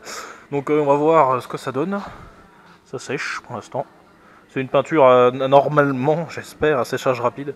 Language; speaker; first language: French; native; French